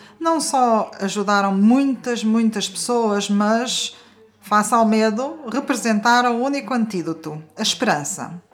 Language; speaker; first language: Portuguese; non-native, fluent; Norwegian